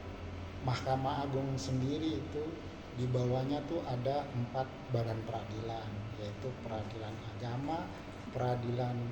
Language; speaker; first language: Indonesian; native; Indonesian